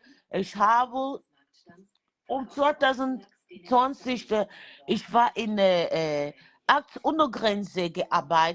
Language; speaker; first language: German; non-native, learner; French